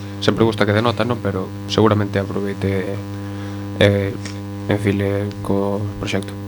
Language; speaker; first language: Galician; non-native, local second language; Spanish